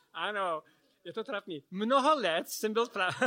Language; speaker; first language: Czech; non-native, learner; English